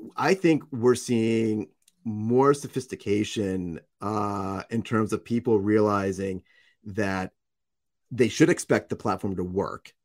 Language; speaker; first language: English; native; English